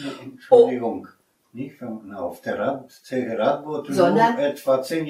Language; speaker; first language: German; non-native, fluent; Polish